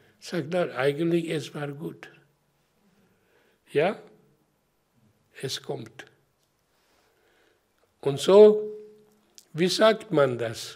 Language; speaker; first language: German; non-native, learner; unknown